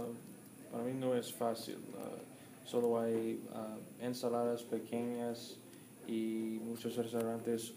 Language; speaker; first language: Spanish; non-native, learner; English